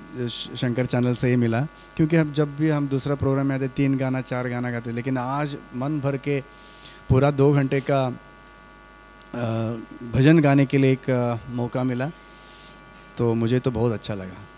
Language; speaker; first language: Hindi; non-native, local second language; Kannada